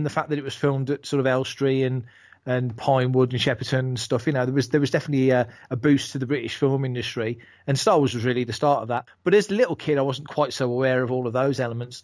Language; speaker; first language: English; native; English